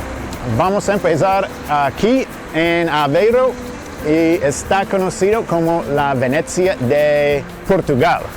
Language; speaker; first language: Spanish; non-native, fluent; English